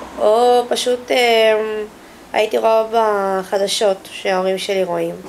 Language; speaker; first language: Hebrew; early bilingual, other home language; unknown